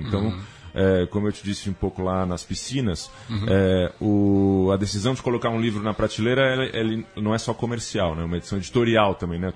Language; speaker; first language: Portuguese; native; Portuguese